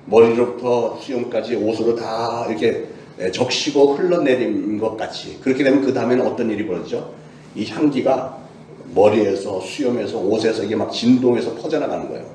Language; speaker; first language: Korean; native; Korean